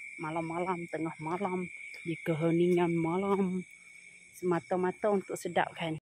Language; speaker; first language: Malay; native; Malay